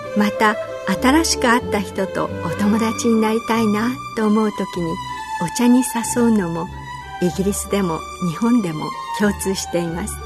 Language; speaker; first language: Japanese; native; Japanese